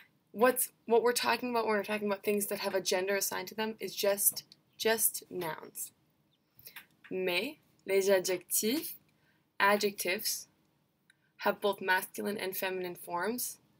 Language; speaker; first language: English; native; English